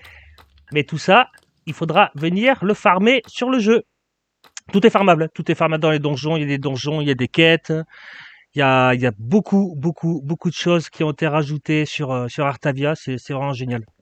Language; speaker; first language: French; native; French